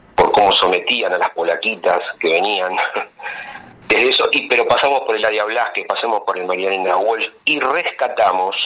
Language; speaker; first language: Spanish; native; Spanish